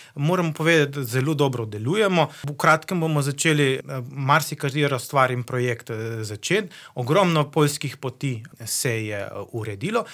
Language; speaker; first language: Slovenian; native; Slovenian